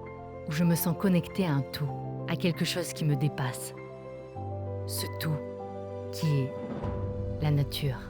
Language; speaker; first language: French; native; French